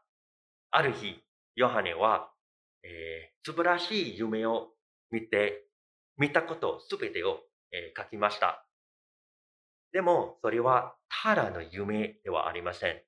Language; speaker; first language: Japanese; non-native, fluent; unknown